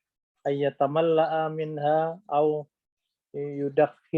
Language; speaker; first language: Arabic; non-native, learner; Indonesian